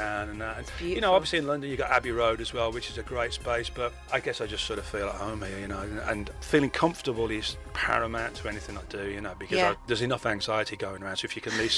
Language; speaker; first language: English; native; English